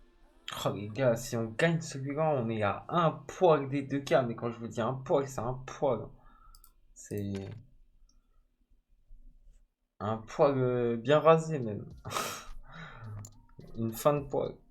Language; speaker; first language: French; native; French